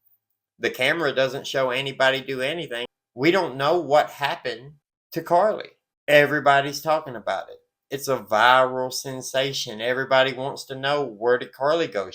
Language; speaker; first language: English; native; English